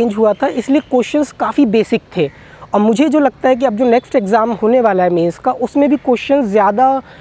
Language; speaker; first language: Hindi; native; Hindi